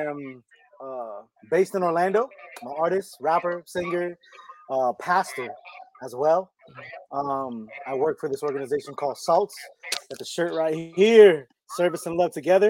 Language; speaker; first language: English; early bilingual, other home language; Spanish